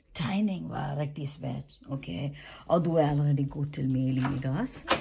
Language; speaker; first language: Danish; non-native, fluent; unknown